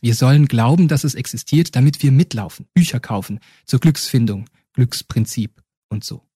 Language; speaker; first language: German; native; German